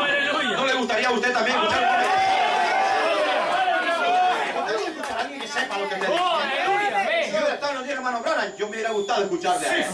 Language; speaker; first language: Spanish; native; Spanish